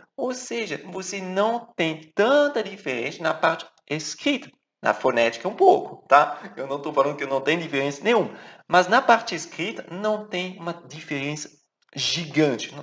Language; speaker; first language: Portuguese; non-native, fluent; French